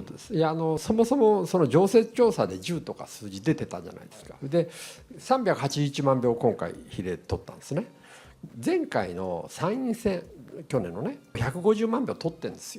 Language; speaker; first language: Japanese; native; Japanese